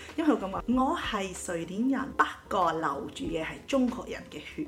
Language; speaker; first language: Cantonese; early bilingual, heritage; Cantonese